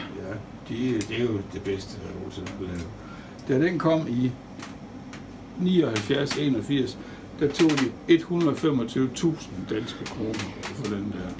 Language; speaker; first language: Danish; native; Danish